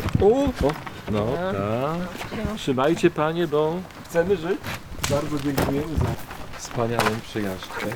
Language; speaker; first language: Polish; native; Polish